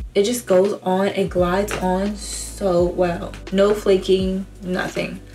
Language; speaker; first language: English; native; English